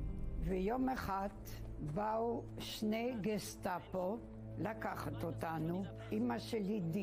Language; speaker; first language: Hebrew; non-native, fluent; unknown